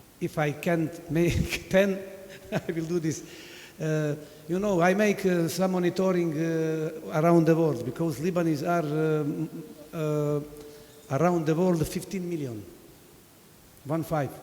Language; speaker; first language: English; non-native, fluent; Serbian